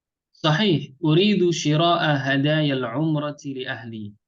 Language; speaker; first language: Arabic; non-native, fluent; Indonesian